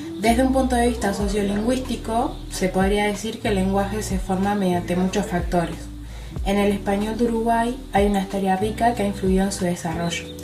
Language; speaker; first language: Spanish; native; Spanish